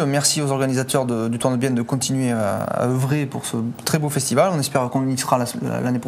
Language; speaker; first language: French; native; French